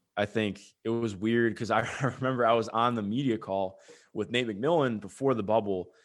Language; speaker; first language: English; native; English